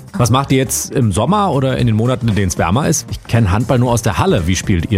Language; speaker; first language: German; native; German